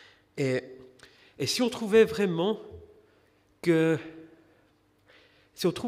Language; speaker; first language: French; native; French